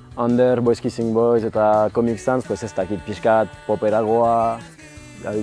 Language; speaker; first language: Basque; non-native, local second language; French